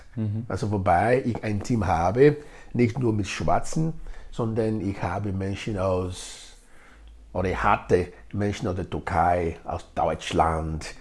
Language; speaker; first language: German; non-native, fluent; Bini